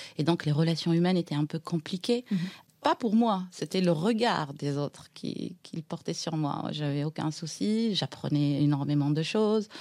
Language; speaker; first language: French; non-native, local second language; Arabic